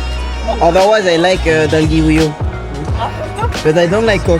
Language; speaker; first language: English; non-native, fluent; French